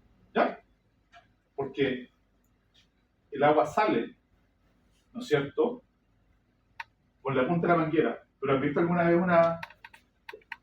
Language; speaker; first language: Spanish; native; Spanish